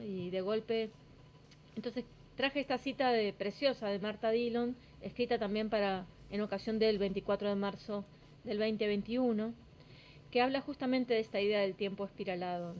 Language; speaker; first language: Spanish; native; Spanish